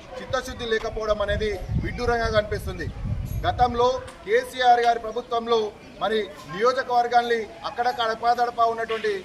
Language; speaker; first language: Telugu; native; Telugu